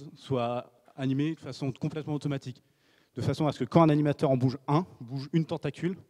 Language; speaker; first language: French; native; French